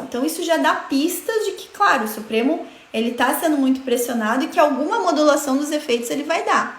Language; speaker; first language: Portuguese; native; Portuguese